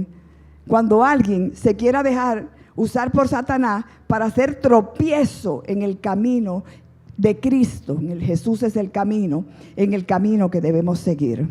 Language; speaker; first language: Spanish; native; Spanish